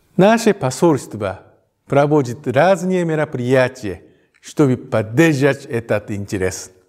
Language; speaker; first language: Russian; non-native, fluent; Japanese